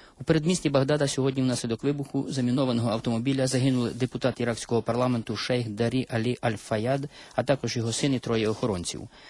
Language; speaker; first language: Ukrainian; native; Ukrainian